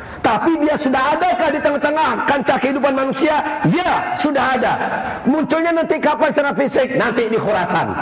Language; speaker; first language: Indonesian; non-native, local second language; Minangkabau